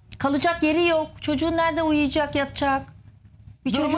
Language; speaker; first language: Turkish; native; Turkish